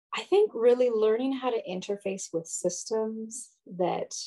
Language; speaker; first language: English; early bilingual, other home language; Yoruba